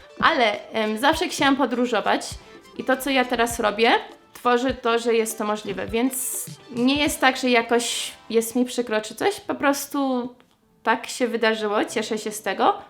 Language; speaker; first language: Polish; early bilingual, heritage; English